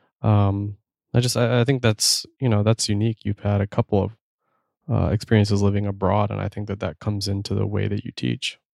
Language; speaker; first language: English; native; English